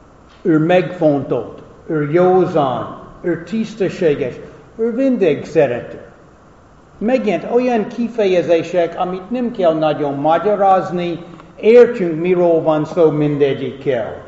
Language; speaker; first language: Hungarian; non-native, fluent; English